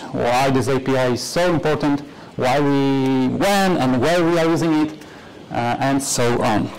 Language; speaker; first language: English; non-native, fluent; Polish